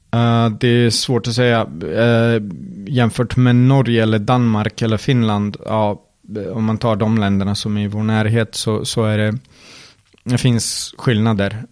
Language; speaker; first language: Swedish; early bilingual, other home language; Serbian